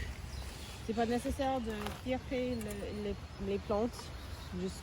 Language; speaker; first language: French; non-native, learner; English